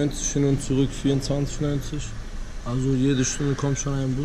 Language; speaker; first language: German; early bilingual, other home language; Turkish